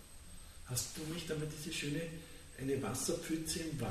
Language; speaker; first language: German; native; German